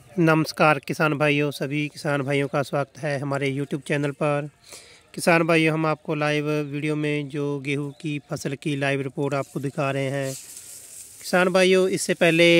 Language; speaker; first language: Hindi; non-native, local second language; Punjabi